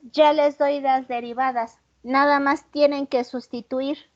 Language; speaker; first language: Spanish; native; Spanish